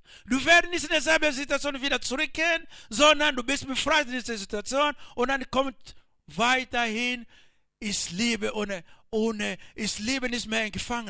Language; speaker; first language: German; non-native, learner; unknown